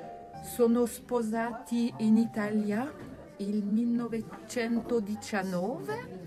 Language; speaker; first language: Italian; non-native, learner; French